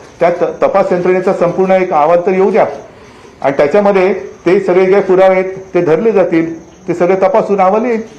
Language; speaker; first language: Marathi; native; Marathi